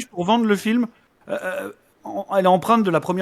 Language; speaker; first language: French; native; French